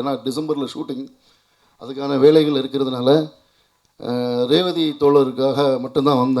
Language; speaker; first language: Tamil; native; Tamil